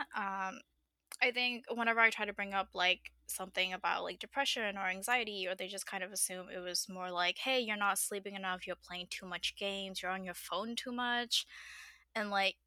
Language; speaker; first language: English; non-native, fluent; Burmese